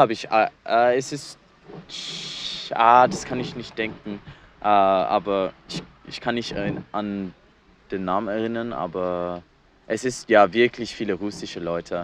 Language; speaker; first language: German; non-native, learner; English